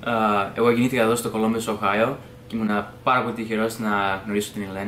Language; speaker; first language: Greek; early bilingual, heritage; English